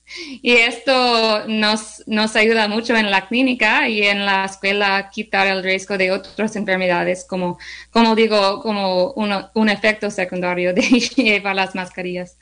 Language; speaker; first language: Spanish; non-native, learner; English